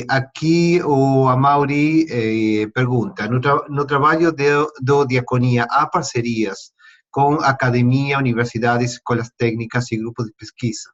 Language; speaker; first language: Portuguese; non-native, fluent; Spanish